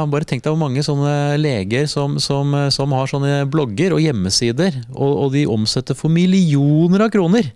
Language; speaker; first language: Norwegian; native; Norwegian